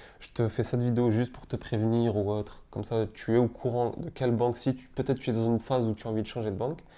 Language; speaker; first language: French; native; French